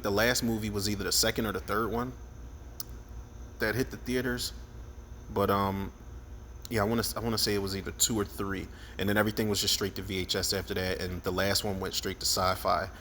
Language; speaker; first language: English; native; English